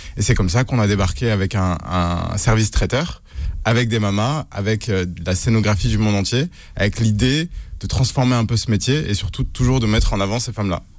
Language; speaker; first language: French; native; French